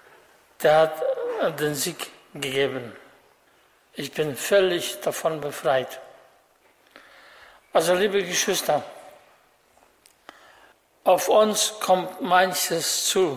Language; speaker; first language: German; non-native, fluent; Russian